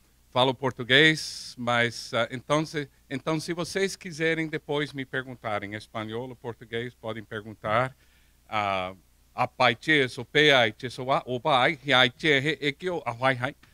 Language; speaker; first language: Portuguese; non-native, fluent; English